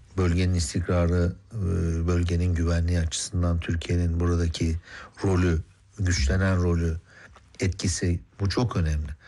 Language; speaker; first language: Turkish; native; Turkish